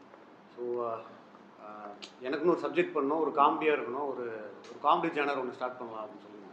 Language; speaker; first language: Tamil; native; Tamil